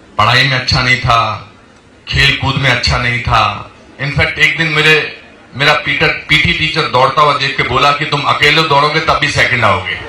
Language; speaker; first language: Hindi; native; Hindi